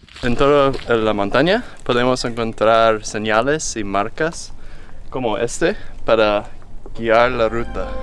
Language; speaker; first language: Spanish; non-native, learner; English